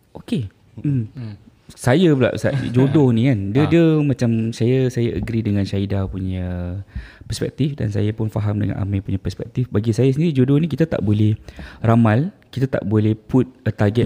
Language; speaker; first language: Malay; native; Malay